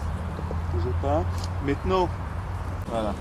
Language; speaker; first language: French; native; French